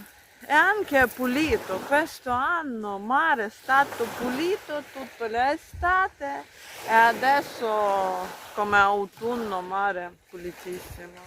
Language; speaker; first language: Italian; non-native, learner; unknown